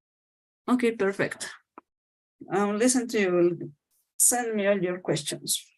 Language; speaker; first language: English; non-native, fluent; Spanish